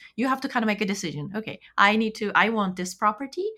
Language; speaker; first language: English; non-native, fluent; Korean